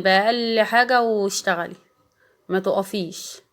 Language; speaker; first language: Arabic; native; Arabic